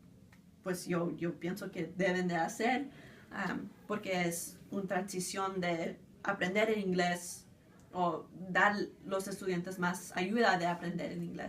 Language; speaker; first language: Spanish; early bilingual, other home language; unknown